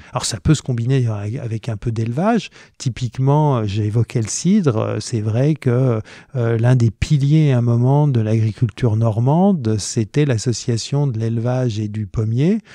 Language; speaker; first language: French; native; French